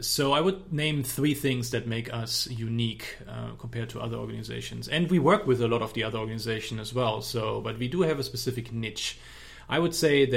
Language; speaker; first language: English; non-native, fluent; German